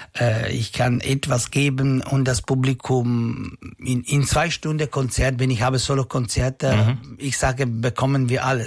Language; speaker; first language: German; non-native, learner; Italian